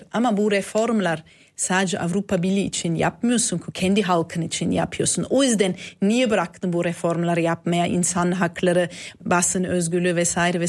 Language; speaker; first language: Turkish; non-native, fluent; German